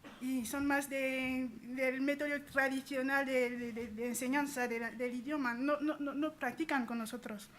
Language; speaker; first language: Spanish; non-native, fluent; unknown